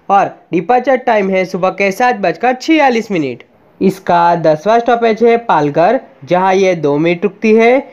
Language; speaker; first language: Hindi; non-native, local second language; Gujarati